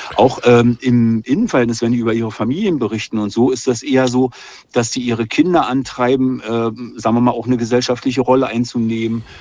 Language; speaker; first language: German; native; German